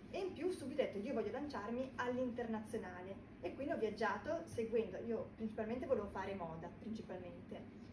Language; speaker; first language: Italian; native; Italian